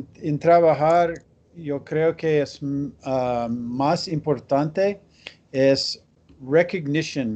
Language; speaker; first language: Spanish; non-native, learner; English